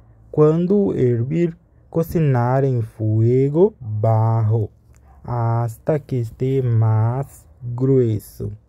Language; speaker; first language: Portuguese; non-native, learner; Spanish